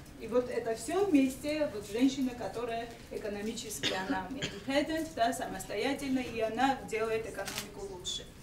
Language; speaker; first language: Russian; non-native, local second language; Georgian